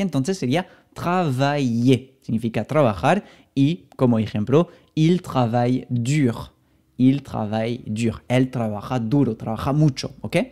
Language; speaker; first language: Spanish; non-native, fluent; French